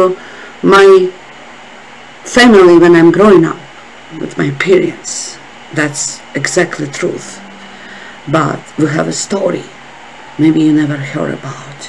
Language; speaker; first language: English; non-native, learner; Russian